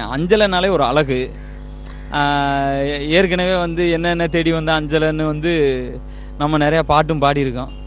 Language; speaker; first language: Tamil; native; Tamil